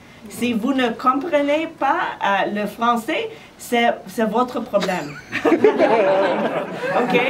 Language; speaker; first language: French; non-native, learner; English